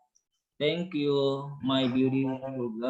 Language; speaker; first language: English; non-native, learner; Indonesian